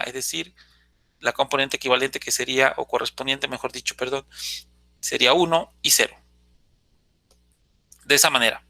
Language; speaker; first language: Spanish; native; Spanish